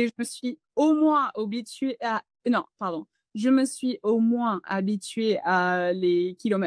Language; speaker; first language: French; non-native, fluent; English